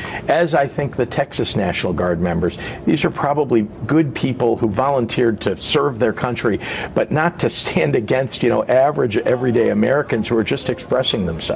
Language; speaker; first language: English; native; English